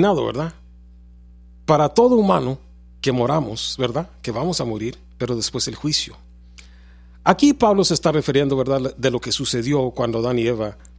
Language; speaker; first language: Spanish; early bilingual, heritage; Spanish